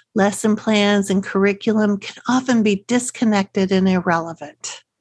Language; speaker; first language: English; native; English